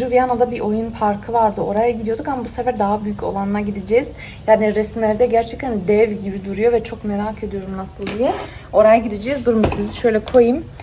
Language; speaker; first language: Turkish; early bilingual, heritage; Turkish